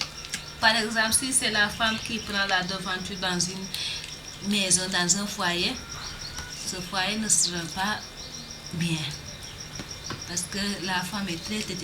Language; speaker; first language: French; non-native, learner; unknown